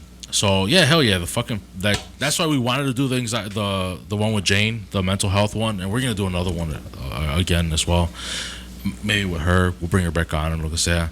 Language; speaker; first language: English; early bilingual, other home language; Spanish